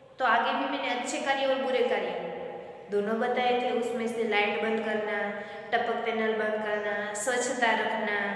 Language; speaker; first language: Hindi; non-native, local second language; Gujarati